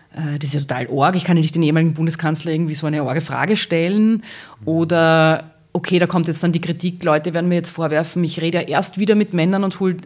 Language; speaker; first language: German; native; German